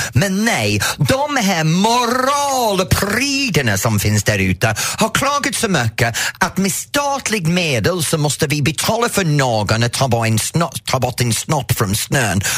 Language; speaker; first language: Swedish; non-native, fluent; English